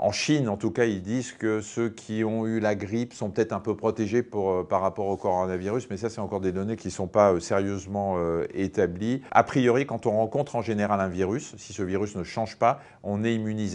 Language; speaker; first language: French; native; French